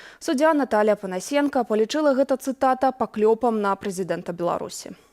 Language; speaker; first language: Belarusian; native; Belarusian